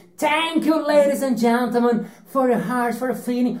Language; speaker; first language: English; non-native, learner; Portuguese